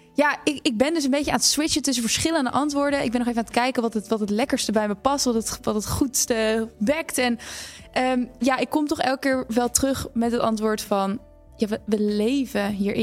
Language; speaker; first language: Dutch; native; Dutch